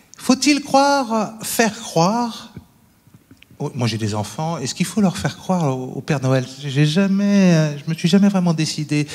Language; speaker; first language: French; native; French